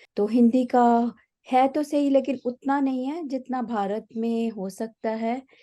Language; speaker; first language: Hindi; native; Hindi